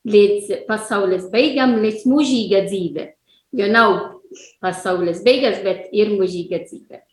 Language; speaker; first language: Latvian; non-native, learner; Italian